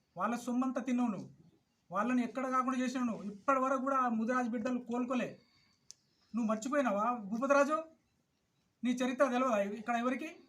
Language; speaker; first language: Telugu; non-native, local second language; Lambadi